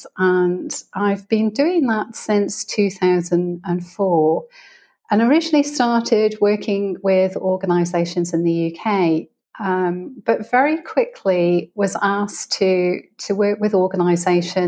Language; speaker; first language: English; native; English